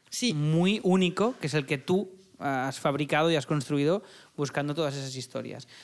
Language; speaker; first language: Spanish; native; Spanish